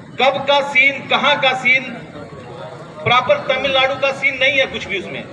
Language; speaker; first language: Hindi; native; Hindi